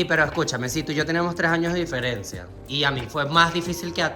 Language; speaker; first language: Spanish; native; Spanish